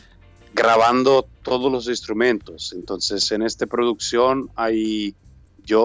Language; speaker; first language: Spanish; non-native, learner; Italian